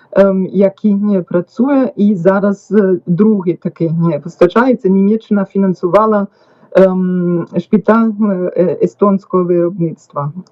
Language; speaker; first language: Ukrainian; non-native, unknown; German